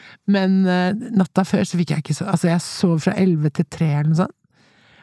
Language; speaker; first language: Norwegian; native; Norwegian